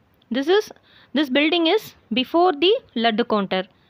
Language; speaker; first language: English; non-native, local second language; Tamil